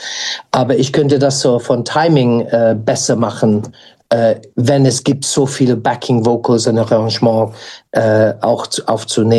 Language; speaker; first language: German; non-native, fluent; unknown